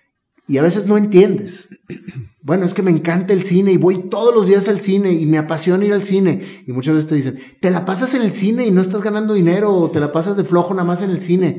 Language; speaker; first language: Spanish; native; Spanish